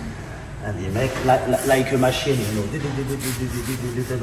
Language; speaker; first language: English; non-native, learner; French